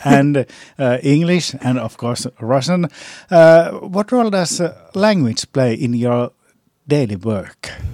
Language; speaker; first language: English; non-native, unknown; Finnish